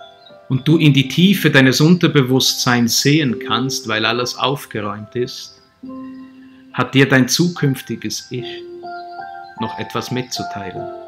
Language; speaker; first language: German; native; German